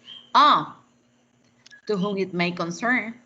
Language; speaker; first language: English; non-native, learner; Spanish